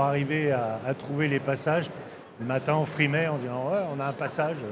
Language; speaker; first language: French; native; French